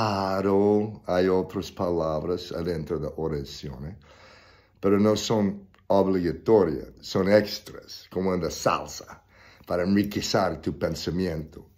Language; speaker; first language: Spanish; non-native, learner; English